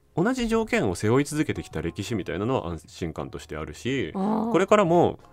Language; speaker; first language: Japanese; native; Japanese